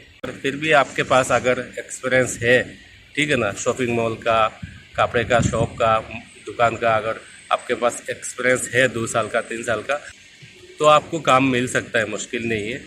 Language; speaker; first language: Hindi; non-native, local second language; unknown